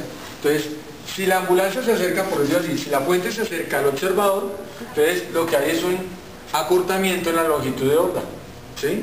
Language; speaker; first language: Spanish; native; Spanish